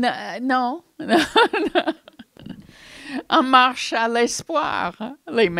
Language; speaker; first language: French; non-native, fluent; English